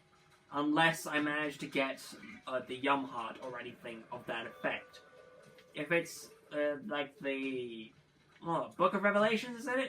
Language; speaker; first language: English; native; English